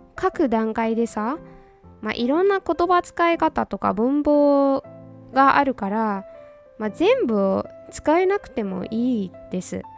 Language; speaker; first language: Japanese; non-native, fluent; Burmese